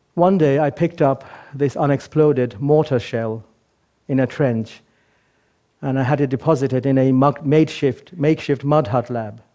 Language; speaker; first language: English; native; English